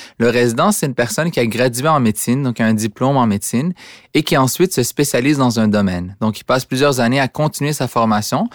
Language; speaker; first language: French; early bilingual, other home language; Arabic